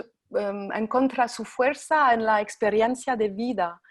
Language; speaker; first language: Spanish; non-native, fluent; French